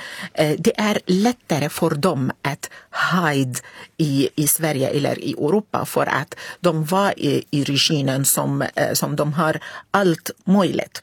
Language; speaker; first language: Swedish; non-native, learner; Arabic